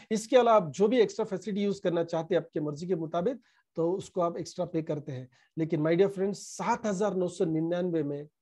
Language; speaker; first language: Hindi; non-native, local second language; Marathi